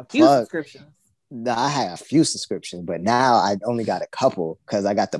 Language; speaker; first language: English; native; English